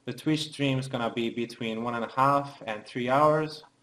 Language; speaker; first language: English; non-native, fluent; Hungarian